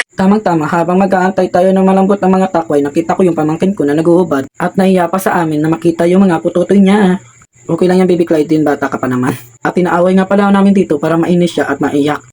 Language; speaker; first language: Filipino; non-native, local second language; Hiligaynon